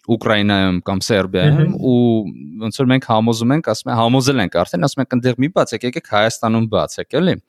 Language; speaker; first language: Armenian; native; Armenian